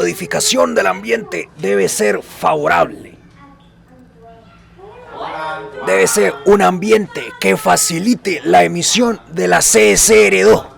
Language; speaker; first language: Spanish; native; Spanish